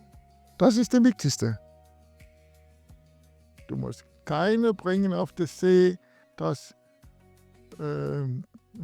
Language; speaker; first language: German; non-native, learner; Danish